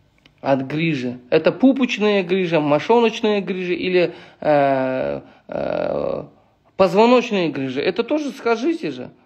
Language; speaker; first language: Russian; non-native, local second language; Uzbek